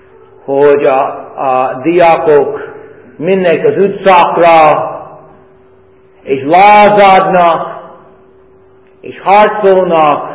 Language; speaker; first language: Hungarian; non-native, fluent; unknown